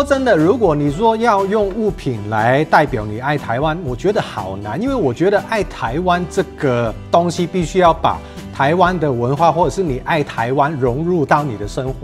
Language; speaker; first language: Chinese; non-native, fluent; Cantonese